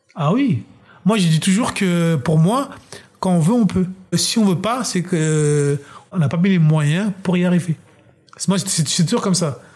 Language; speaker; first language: French; early bilingual, other home language; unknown